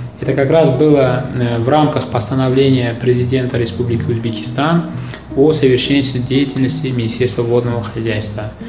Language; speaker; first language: Russian; non-native, local second language; Uzbek